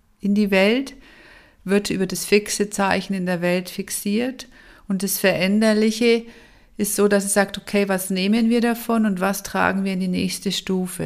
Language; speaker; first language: German; native; German